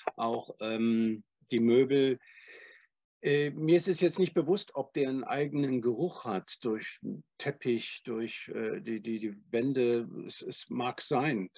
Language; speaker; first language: German; native; German